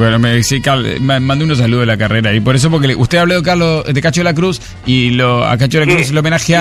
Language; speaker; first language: Spanish; native; Spanish